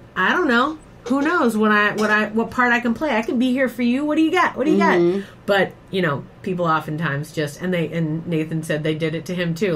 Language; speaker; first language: English; native; English